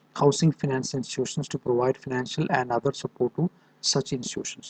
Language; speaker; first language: English; non-native, local second language; Malayalam